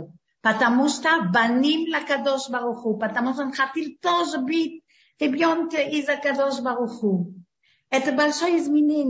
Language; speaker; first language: Russian; early bilingual, heritage; Hebrew